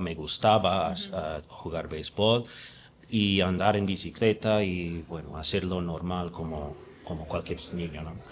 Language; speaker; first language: Spanish; non-native, fluent; English